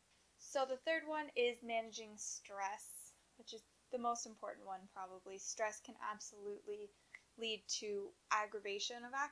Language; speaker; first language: English; native; English